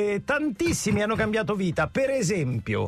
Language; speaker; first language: Italian; native; Italian